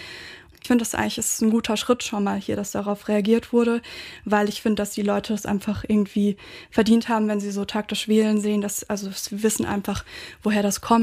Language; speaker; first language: German; native; German